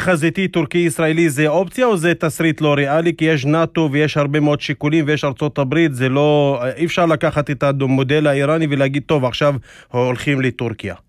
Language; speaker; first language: Hebrew; non-native, local second language; Arabic